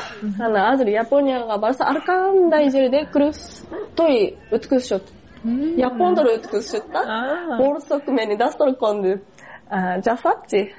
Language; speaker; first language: Kyrgyz; non-native, fluent; Japanese